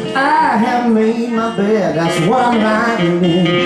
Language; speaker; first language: English; native; English